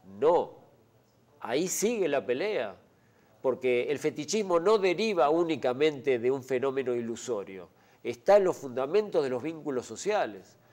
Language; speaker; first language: Spanish; native; Spanish